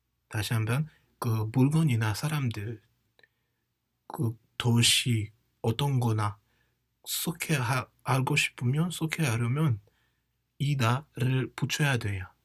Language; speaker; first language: Korean; non-native, fluent; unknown